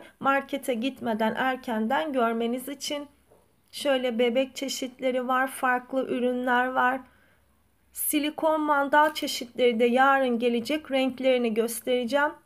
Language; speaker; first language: Turkish; native; Turkish